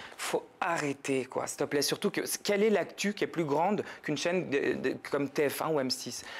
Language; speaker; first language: French; native; French